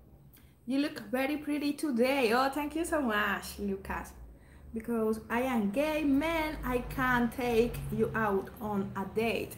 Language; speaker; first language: English; non-native, learner; Spanish